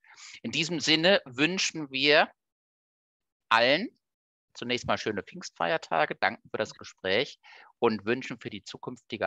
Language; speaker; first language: German; native; German